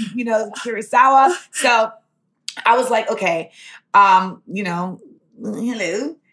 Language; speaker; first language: English; native; English